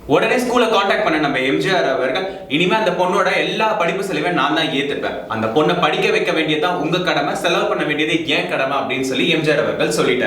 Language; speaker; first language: Tamil; native; Tamil